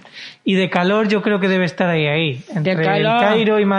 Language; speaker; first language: Spanish; native; Spanish